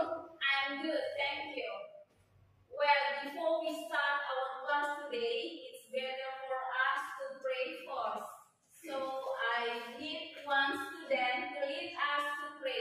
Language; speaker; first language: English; non-native, fluent; Indonesian